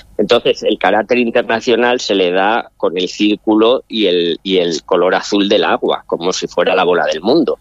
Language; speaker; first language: Spanish; native; Spanish